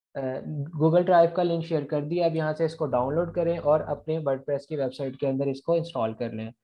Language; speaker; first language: Urdu; non-native, local second language; Punjabi